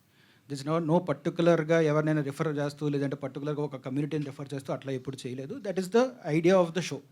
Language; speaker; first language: Telugu; native; Telugu